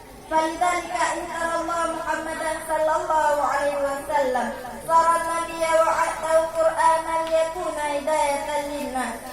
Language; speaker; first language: Arabic; non-native, learner; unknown